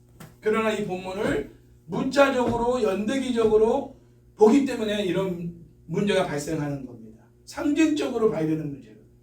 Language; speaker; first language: Korean; native; Korean